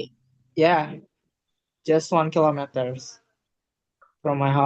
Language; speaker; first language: English; non-native, learner; Indonesian